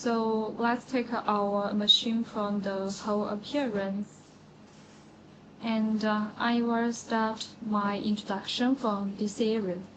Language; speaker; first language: English; non-native, learner; Chinese